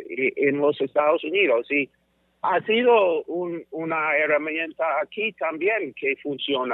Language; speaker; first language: Spanish; non-native, fluent; English